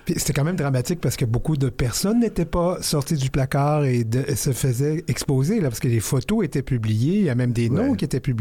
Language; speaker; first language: French; native; French